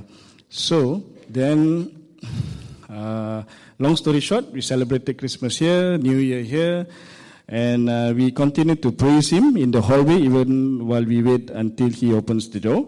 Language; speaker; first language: English; non-native, local second language; Malay